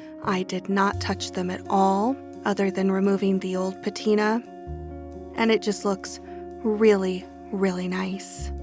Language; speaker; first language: English; native; English